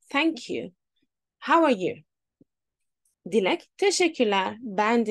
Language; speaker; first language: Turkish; non-native, fluent; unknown